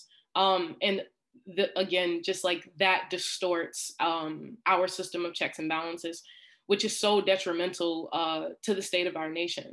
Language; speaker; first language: English; native; English